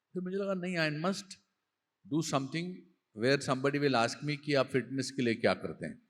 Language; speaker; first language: Hindi; native; Hindi